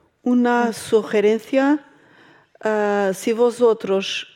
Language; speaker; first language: Spanish; non-native, fluent; Portuguese